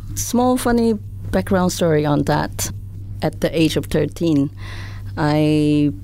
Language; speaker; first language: English; non-native, fluent; Vietnamese